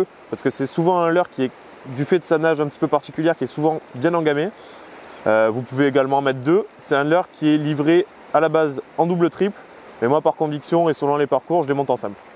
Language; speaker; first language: French; native; French